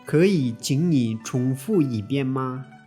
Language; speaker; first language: Chinese; non-native, fluent; Tibetan